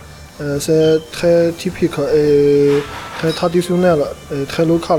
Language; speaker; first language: French; non-native, learner; Chinese